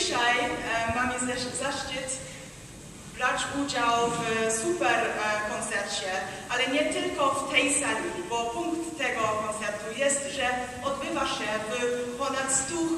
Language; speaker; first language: Polish; non-native, learner; English